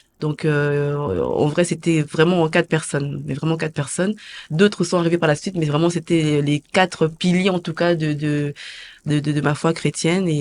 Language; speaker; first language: French; early bilingual, other home language; Lingala